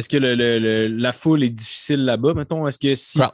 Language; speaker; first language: French; native; French